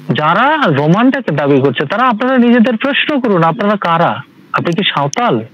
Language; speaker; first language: Bangla; non-native, local second language; Santali